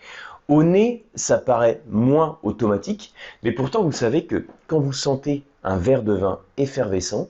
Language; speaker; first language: French; native; French